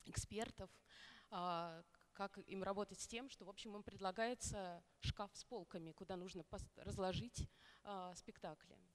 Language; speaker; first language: Russian; native; Russian